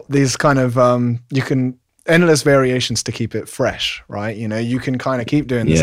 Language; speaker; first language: English; native; English